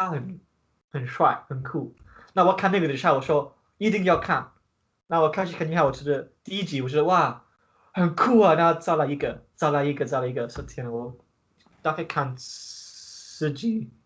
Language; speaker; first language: Chinese; non-native, learner; English